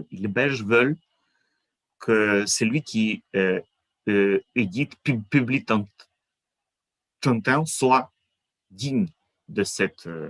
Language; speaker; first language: French; non-native, fluent; Ukrainian